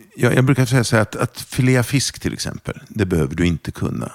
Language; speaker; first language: Swedish; non-native, local second language; German